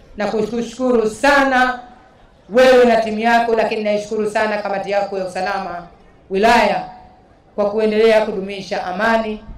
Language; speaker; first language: Swahili; native; Swahili